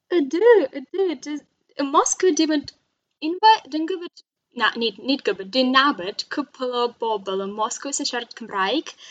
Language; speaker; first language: Welsh; non-native, fluent; Russian